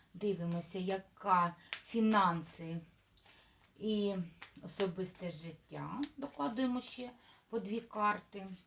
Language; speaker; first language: Ukrainian; non-native, local second language; Russian